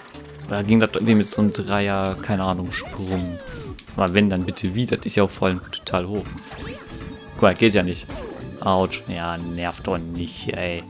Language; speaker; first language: German; native; German